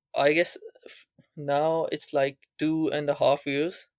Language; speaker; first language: English; non-native, local second language; Urdu